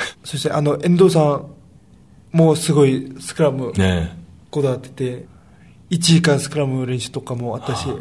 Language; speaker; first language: Japanese; early bilingual, other home language; Korean